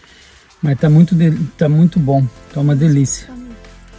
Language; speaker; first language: Portuguese; native; Portuguese